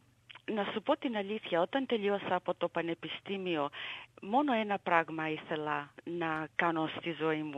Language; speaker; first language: Greek; early bilingual, heritage; Greek